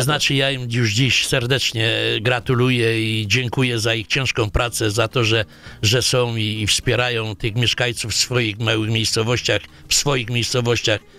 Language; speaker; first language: Polish; native; Polish